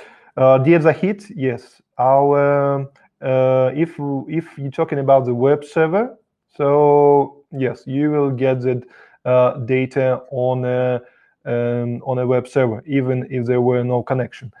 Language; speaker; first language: English; non-native, fluent; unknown